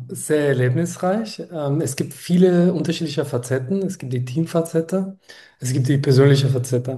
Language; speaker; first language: German; non-native, fluent; Spanish